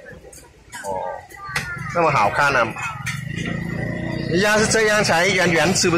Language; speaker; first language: Chinese; non-native, learner; Vietnamese